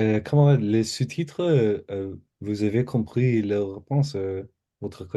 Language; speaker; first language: French; non-native, learner; English